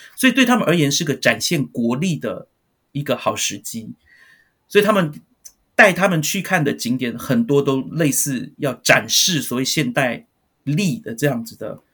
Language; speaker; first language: Chinese; native; Chinese